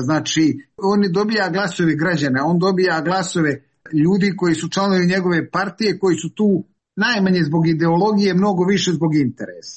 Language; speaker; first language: Serbian; native; Serbian